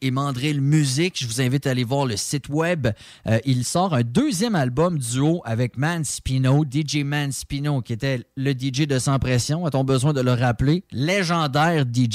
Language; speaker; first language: French; native; French